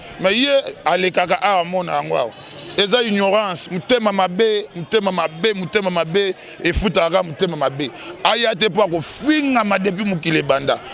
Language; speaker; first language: Lingala; native; Lingala